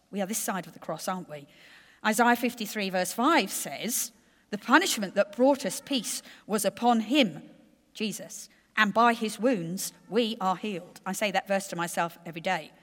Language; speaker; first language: English; native; English